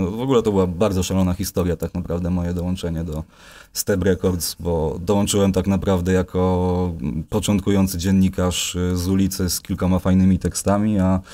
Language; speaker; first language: Polish; native; Polish